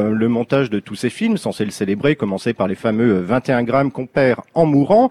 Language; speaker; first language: French; native; French